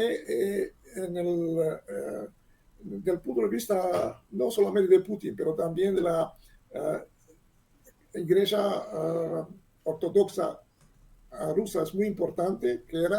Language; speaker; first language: Spanish; non-native, learner; Hebrew